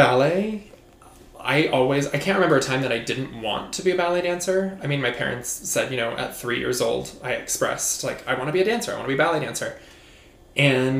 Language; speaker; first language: English; native; English